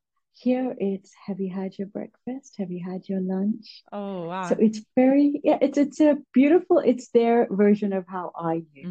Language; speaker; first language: English; native; English